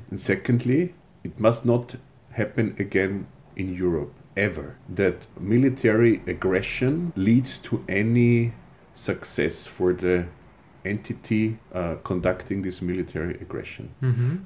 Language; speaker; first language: English; non-native, fluent; German